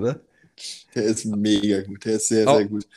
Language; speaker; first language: German; native; German